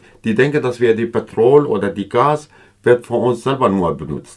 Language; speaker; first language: German; non-native, learner; Kurdish